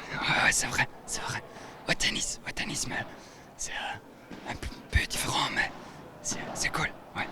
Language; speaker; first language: French; non-native, local second language; Dutch